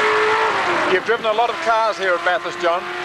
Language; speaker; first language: English; native; English